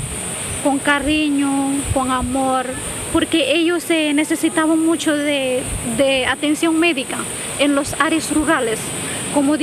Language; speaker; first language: Spanish; non-native, fluent; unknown